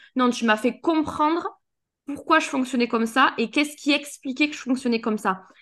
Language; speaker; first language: French; native; French